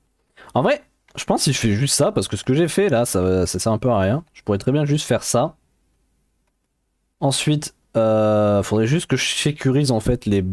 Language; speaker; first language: French; native; French